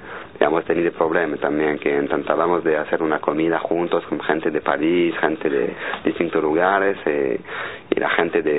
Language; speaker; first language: Spanish; non-native, fluent; French